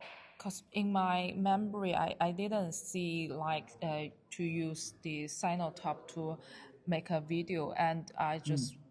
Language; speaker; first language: English; non-native, learner; Chinese